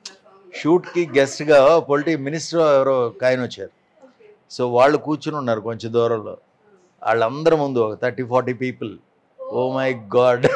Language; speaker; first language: Telugu; native; Telugu